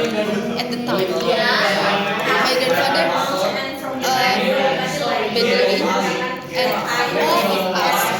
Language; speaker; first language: English; non-native, learner; Indonesian